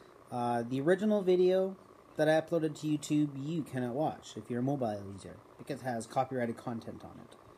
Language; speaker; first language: English; native; English